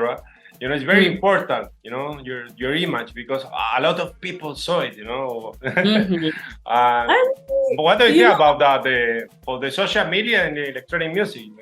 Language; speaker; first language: English; non-native, learner; Spanish